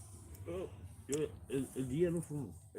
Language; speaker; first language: Spanish; non-native, learner; Romanian